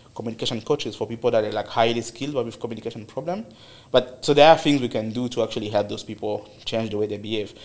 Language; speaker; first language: English; non-native, fluent; French